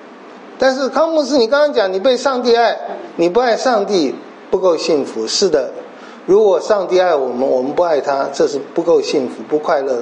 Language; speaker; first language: Chinese; native; Chinese